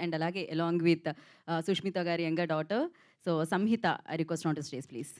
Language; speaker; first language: Telugu; native; Telugu